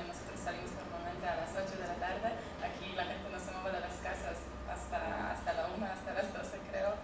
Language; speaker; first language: Spanish; non-native, learner; Polish